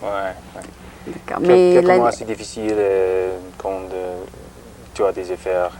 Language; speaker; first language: French; non-native, learner; English